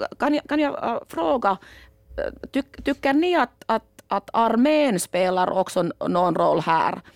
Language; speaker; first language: Swedish; non-native, local second language; Finnish